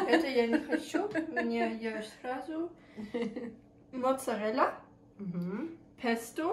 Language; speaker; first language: Russian; early bilingual, heritage; Russian